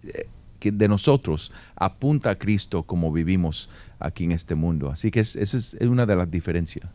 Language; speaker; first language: Spanish; early bilingual, heritage; Spanish